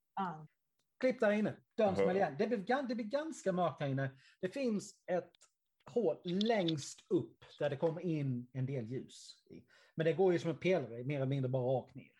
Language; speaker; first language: Swedish; native; Swedish